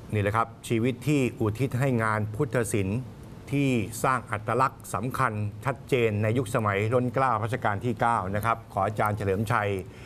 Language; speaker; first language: Thai; native; Thai